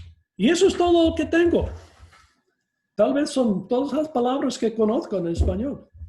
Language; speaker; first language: Spanish; non-native, fluent; English